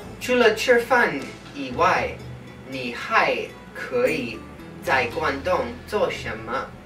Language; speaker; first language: Chinese; non-native, learner; English